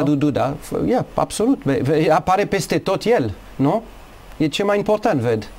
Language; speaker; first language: Romanian; non-native, learner; English